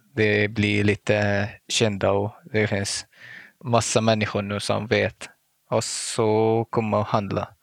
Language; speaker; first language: Swedish; non-native, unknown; Arabic